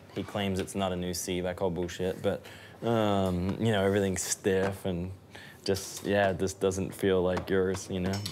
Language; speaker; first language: English; native; English